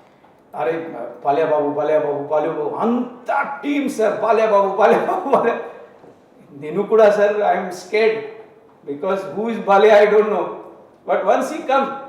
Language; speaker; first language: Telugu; non-native, learner; Hindi